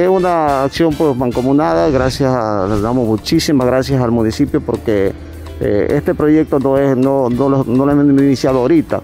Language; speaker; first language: Spanish; native; Spanish